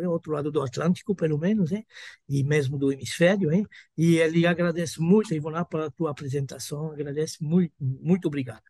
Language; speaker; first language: Portuguese; non-native, fluent; French